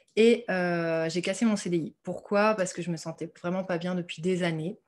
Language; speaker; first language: French; native; French